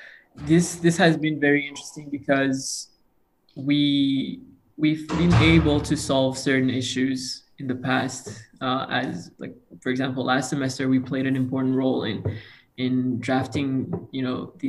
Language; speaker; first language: English; non-native, local second language; Kinyarwanda